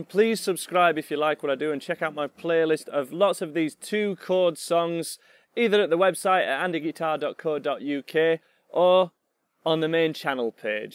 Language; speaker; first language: English; native; English